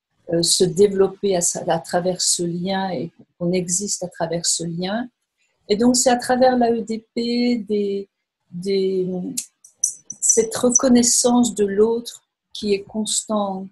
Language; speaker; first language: French; native; French